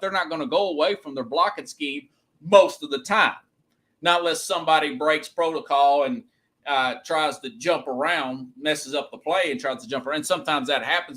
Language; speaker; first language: English; native; English